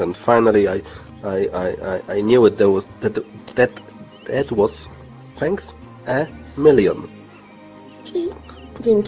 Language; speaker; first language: English; non-native, learner; Polish